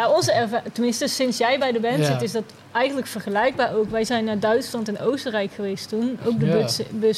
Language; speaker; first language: Dutch; native; Dutch